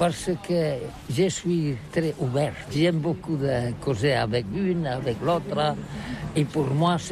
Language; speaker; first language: French; non-native, learner; Catalan